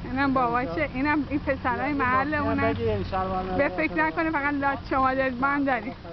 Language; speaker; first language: Persian; native; Persian